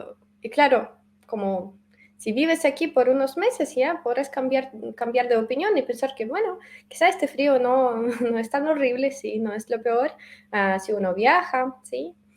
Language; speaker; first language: Spanish; non-native, fluent; Russian